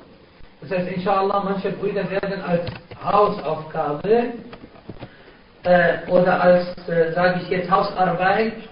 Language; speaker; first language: German; non-native, fluent; Arabic